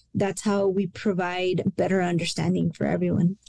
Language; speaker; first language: English; early bilingual, other home language; Spanish